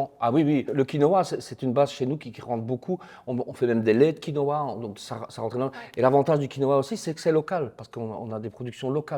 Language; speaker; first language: French; native; French